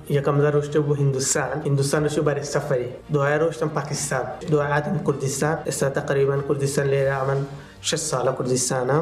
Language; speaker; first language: Central Kurdish; non-native, learner; Bangla